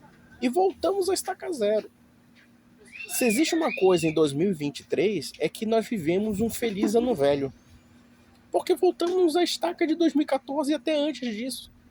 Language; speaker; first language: Portuguese; native; Portuguese